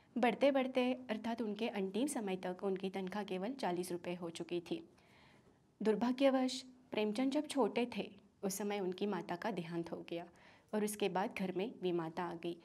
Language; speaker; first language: Hindi; non-native, local second language; Marathi